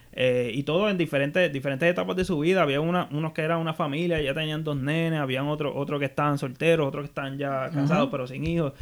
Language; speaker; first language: Spanish; native; Spanish